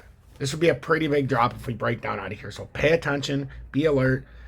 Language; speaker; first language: English; native; English